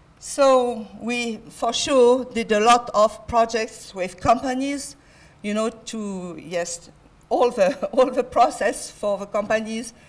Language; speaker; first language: English; non-native, fluent; French